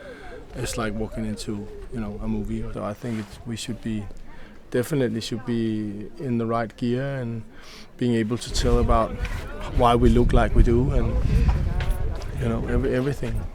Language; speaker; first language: English; non-native, fluent; Danish